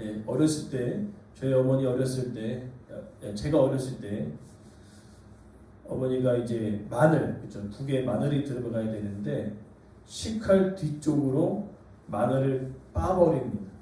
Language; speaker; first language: Korean; native; Korean